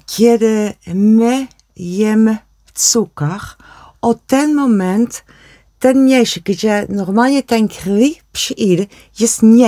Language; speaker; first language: Polish; non-native, learner; Dutch